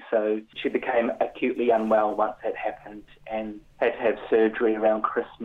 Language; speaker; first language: English; native; English